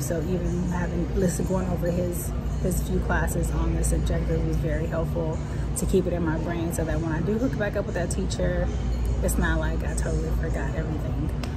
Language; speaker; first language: English; native; English